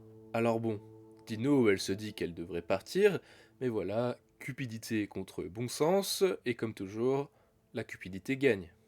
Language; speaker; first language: French; native; French